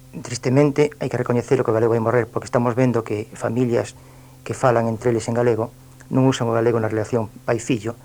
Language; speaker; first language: Galician; non-native, local second language; Spanish